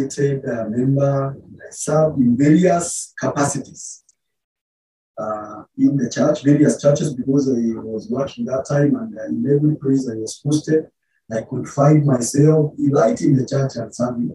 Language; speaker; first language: English; non-native, local second language; Kikuyu